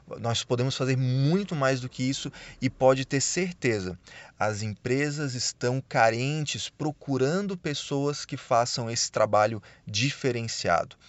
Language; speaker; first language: Portuguese; native; Portuguese